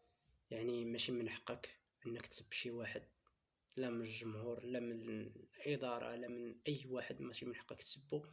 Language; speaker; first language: Arabic; native; Arabic